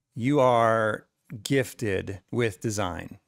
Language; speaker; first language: English; native; English